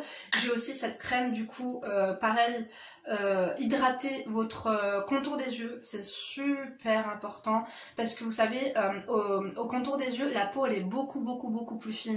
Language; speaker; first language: French; native; French